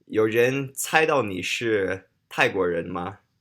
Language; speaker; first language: Chinese; early bilingual, heritage; Chinese